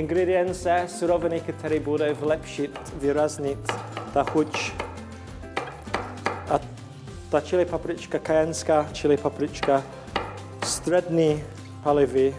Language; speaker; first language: Czech; non-native, learner; English